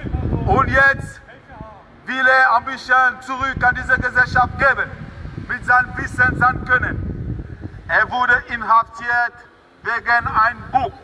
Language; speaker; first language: German; non-native, fluent; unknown